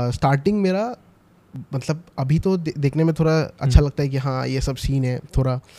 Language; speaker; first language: Hindi; non-native, local second language; Assamese